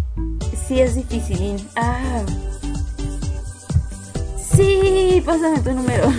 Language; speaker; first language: Spanish; native; Spanish